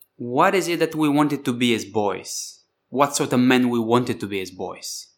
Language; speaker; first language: English; non-native, fluent; Bulgarian